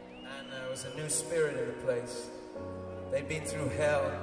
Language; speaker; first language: English; native; English